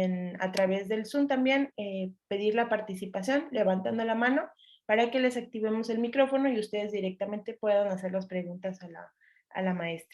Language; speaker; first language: Spanish; native; Spanish